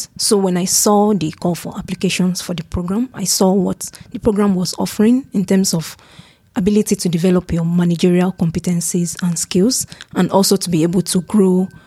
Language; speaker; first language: English; non-native, local second language; Yoruba